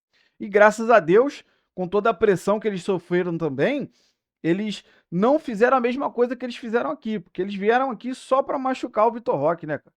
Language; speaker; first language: Portuguese; native; Portuguese